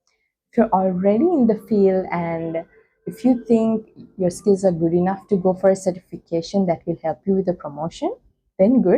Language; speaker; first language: English; non-native, local second language; Sinhala